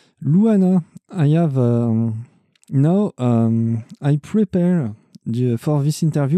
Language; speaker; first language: English; non-native, learner; French